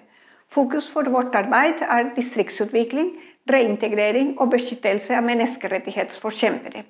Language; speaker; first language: Norwegian; non-native, fluent; Spanish